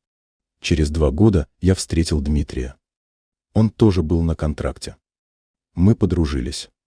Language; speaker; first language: Russian; native; Russian